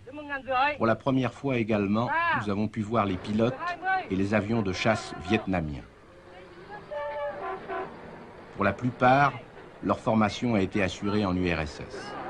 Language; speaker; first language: French; native; French